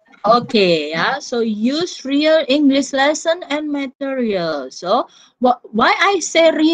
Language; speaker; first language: English; non-native, fluent; Indonesian